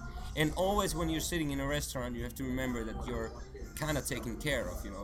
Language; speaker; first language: English; non-native, fluent; Swedish